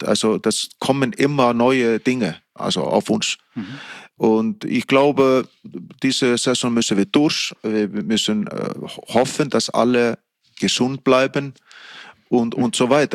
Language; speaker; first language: German; non-native, fluent; Icelandic